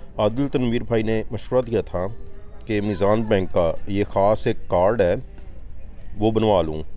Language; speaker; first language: Urdu; native; Urdu